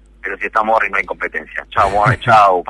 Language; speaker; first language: Spanish; native; Spanish